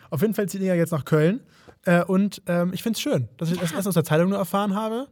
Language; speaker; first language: German; native; German